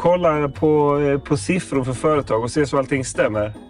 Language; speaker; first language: Swedish; native; Swedish